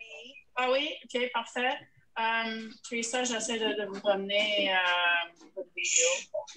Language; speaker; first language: French; native; French